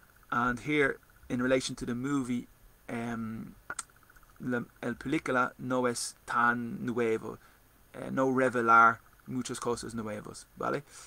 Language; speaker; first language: Spanish; non-native, learner; English